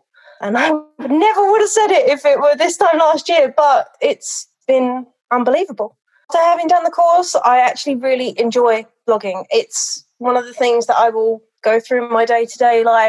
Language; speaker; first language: English; native; English